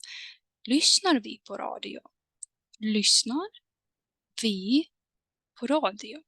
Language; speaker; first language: Swedish; non-native, fluent; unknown